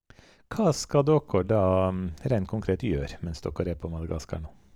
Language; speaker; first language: Norwegian; native; Norwegian